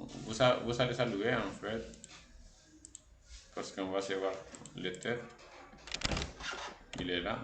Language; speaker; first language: French; non-native, fluent; Spanish